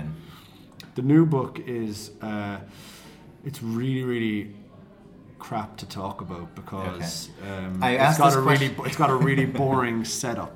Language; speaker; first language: English; native; English